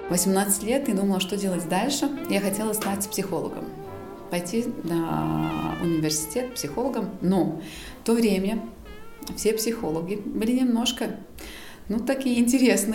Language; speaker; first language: Russian; non-native, local second language; Latvian